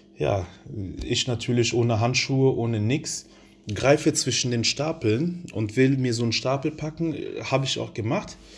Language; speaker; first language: German; early bilingual, other home language; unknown